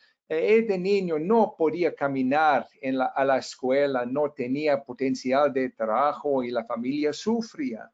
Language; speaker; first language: Spanish; non-native, fluent; English